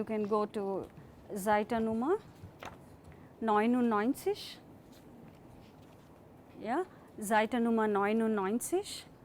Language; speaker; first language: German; non-native, fluent; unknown